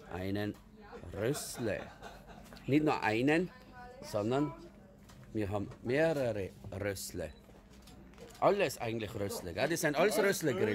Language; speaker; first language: German; native; German